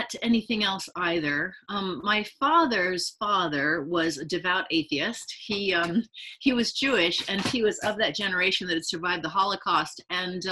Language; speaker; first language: English; native; English